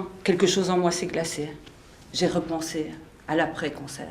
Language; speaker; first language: French; native; French